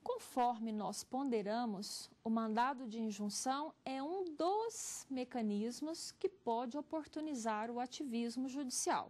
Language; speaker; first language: Portuguese; native; Portuguese